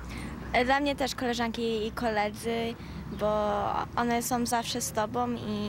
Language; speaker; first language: Polish; early bilingual, heritage; Polish